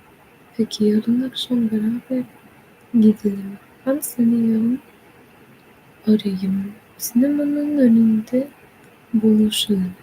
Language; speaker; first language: Turkish; non-native, learner; English